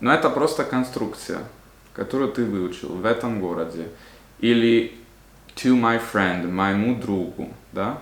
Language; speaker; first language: Russian; non-native, fluent; Italian